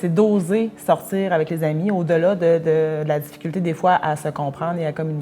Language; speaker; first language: French; native; French